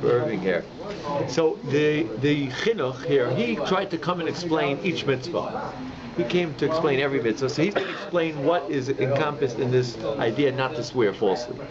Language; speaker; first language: English; native; English